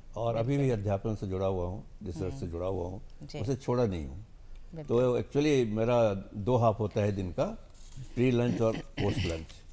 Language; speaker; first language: Hindi; non-native, local second language; Bangla